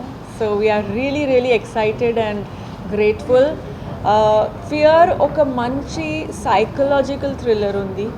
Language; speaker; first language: Telugu; non-native, learner; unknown